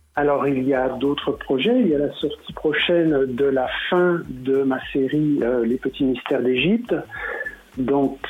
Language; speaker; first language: French; native; French